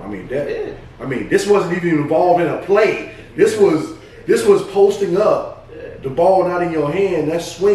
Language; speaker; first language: English; native; English